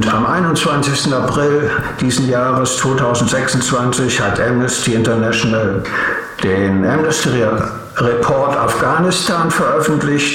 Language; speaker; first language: German; native; German